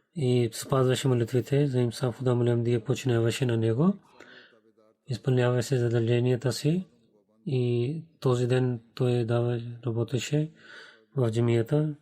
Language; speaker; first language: Bulgarian; non-native, learner; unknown